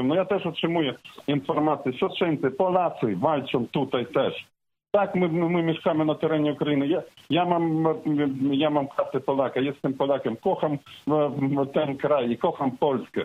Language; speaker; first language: Polish; non-native, fluent; Ukrainian